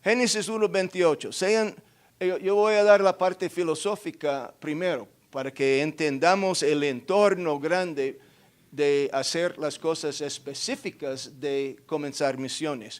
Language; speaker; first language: Spanish; non-native, fluent; English